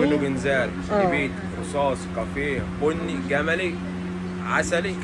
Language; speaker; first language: Arabic; native; Arabic